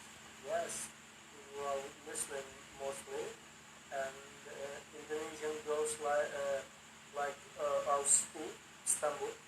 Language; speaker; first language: English; non-native, learner; Turkish